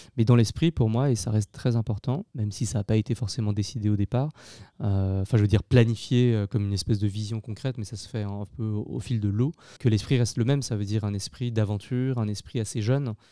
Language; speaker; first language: French; native; French